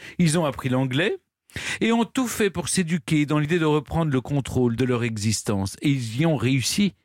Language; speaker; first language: French; native; French